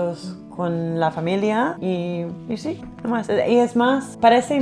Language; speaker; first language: Spanish; non-native, learner; English